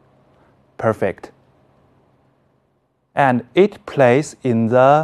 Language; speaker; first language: English; non-native, fluent; Chinese